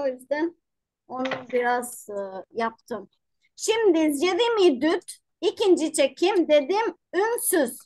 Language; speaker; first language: Turkish; non-native, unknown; Albanian